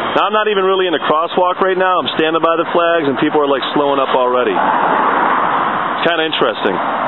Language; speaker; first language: English; native; English